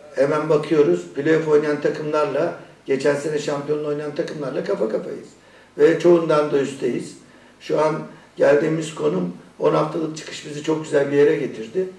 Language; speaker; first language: Turkish; non-native, fluent; Persian